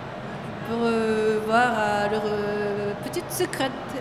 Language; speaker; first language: French; non-native, fluent; Japanese